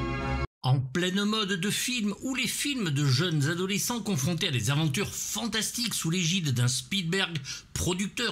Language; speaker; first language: French; native; French